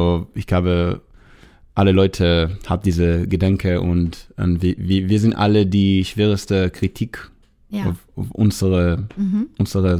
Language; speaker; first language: German; non-native, learner; Hebrew